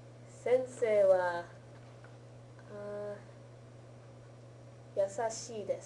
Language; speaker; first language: Japanese; non-native, learner; English